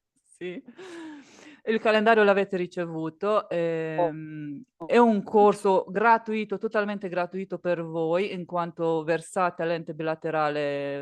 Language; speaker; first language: Italian; native; Italian